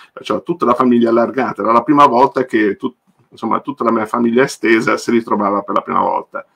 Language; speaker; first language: Italian; early bilingual, other home language; English